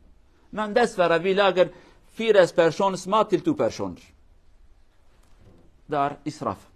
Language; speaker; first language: Norwegian; non-native, learner; Kurdish